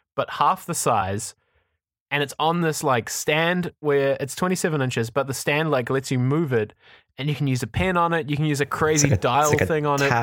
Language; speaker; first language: English; native; English